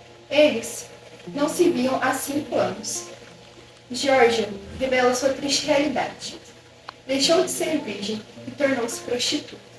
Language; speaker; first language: Portuguese; native; Portuguese